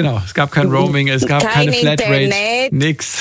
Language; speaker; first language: German; native; German